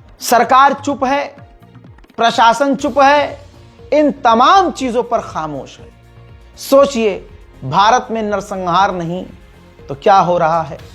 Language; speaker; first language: Hindi; native; Hindi